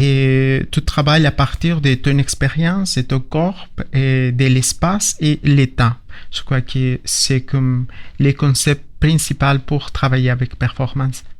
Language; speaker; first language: French; non-native, learner; Spanish